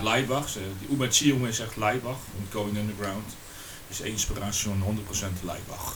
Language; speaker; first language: German; non-native, learner; Dutch